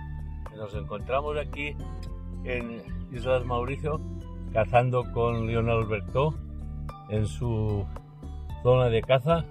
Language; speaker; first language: Spanish; native; Spanish